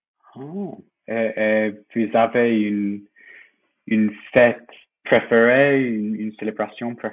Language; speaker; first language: French; non-native, fluent; English